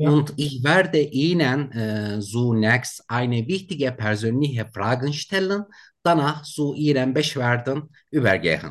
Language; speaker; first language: German; non-native, learner; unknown